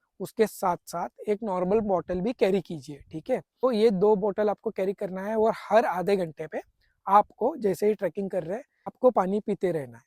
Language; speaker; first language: Hindi; non-native, local second language; Marathi